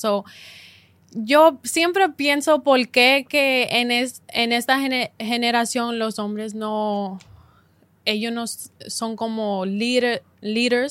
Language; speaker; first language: Spanish; early bilingual, heritage; Spanish